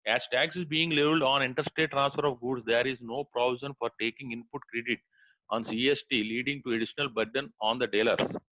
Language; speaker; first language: English; non-native, local second language; Telugu